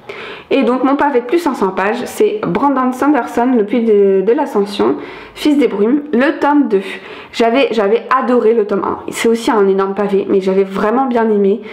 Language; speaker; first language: French; native; French